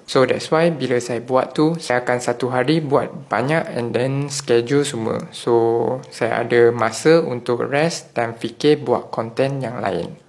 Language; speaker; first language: Malay; non-native, local second language; Chinese